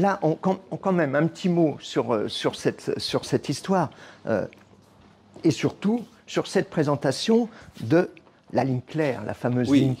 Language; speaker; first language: French; native; French